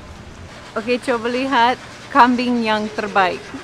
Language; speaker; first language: Indonesian; non-native, learner; English